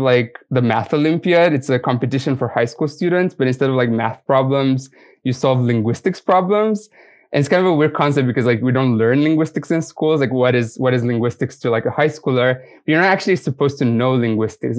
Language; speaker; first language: English; non-native, fluent; Romanian